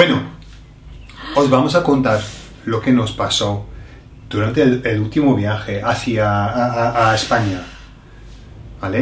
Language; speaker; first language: Spanish; non-native, fluent; English